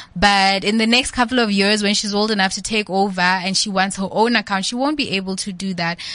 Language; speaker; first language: English; non-native, local second language; Southern Sotho